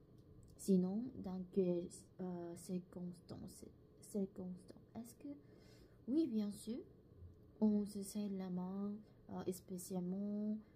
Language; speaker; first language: French; non-native, learner; Korean